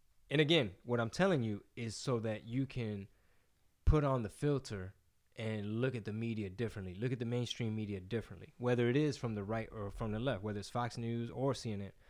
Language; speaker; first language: English; early bilingual, other home language; Spanish